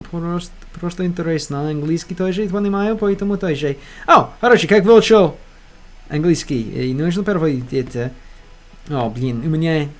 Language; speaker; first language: Russian; non-native, learner; English